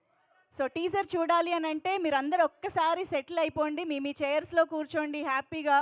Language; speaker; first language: Telugu; native; Telugu